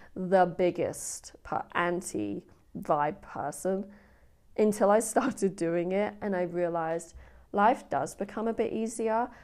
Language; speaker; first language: English; native; English